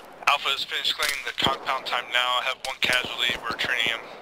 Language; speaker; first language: English; native; English